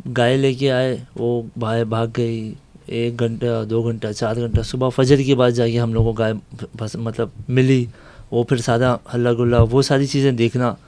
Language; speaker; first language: Urdu; native; Urdu